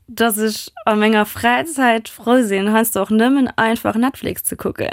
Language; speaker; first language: Luxembourgish; non-native, local second language; German